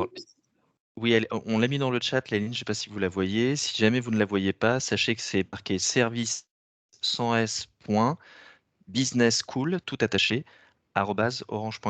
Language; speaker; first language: French; native; French